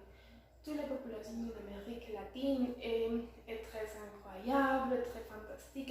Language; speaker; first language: French; non-native, learner; Spanish